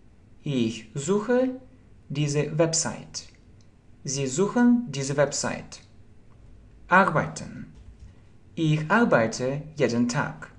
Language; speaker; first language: German; non-native, fluent; Russian